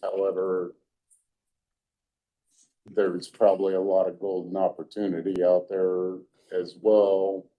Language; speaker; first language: English; native; English